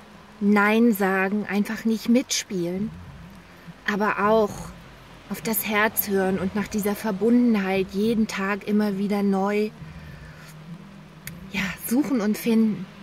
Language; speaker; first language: German; native; German